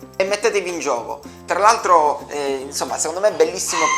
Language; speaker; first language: Italian; native; Italian